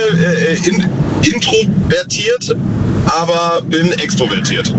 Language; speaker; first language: German; native; German